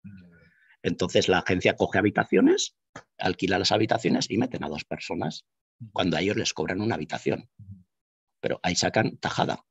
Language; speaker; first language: Spanish; native; Spanish